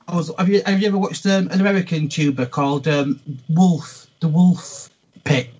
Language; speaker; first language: English; native; English